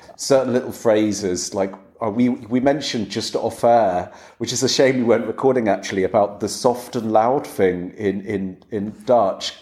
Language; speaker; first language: English; native; English